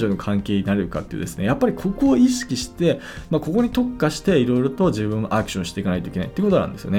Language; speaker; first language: Japanese; native; Japanese